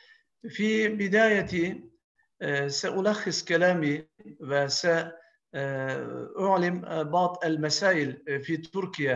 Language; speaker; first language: Arabic; non-native, fluent; Turkish